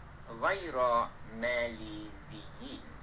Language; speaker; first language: Arabic; non-native, fluent; Malay